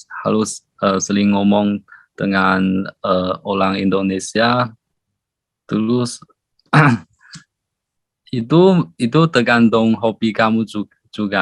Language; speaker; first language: Indonesian; non-native, learner; Chinese